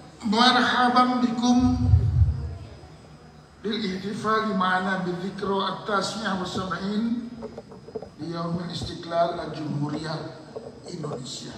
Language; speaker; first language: Arabic; non-native, learner; Indonesian